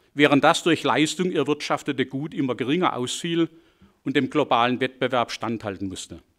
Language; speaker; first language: German; native; German